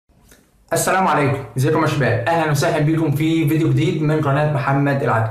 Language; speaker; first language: Arabic; native; Arabic